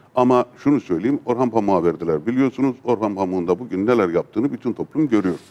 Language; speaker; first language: Turkish; native; Turkish